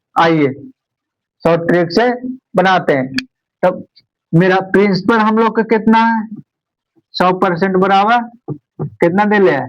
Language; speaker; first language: Hindi; native; Hindi